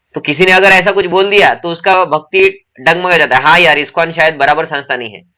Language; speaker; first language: Hindi; non-native, local second language; Marathi